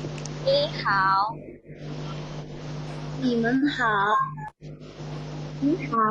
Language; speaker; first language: Chinese; non-native, learner; Indonesian